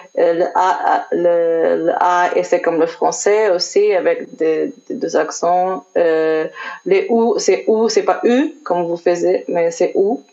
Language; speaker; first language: French; non-native, learner; Portuguese